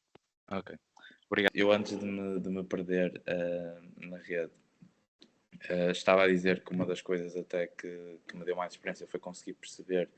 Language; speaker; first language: Portuguese; native; Portuguese